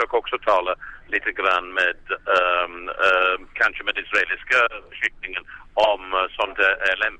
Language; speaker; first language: Swedish; non-native, fluent; English